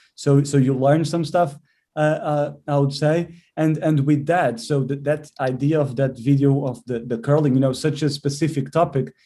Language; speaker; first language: English; non-native, fluent; Portuguese